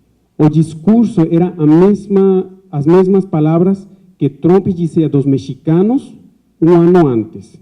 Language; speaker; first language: Portuguese; non-native, fluent; Spanish